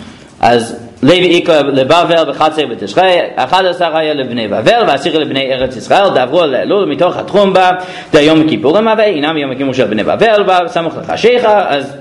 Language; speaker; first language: Hebrew; non-native, fluent; English